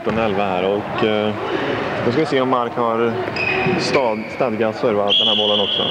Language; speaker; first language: Swedish; native; Swedish